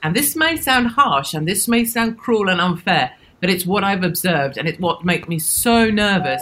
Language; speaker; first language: English; native; English